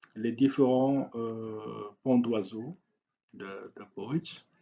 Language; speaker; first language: French; non-native, local second language; Arabic